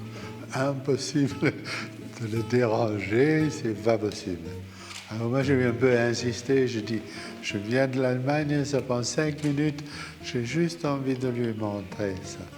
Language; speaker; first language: French; non-native, fluent; German